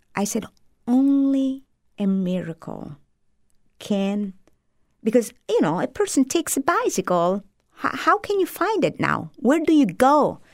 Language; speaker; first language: English; non-native, fluent; Italian